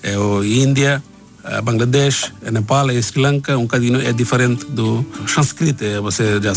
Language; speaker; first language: Portuguese; non-native, learner; Bangla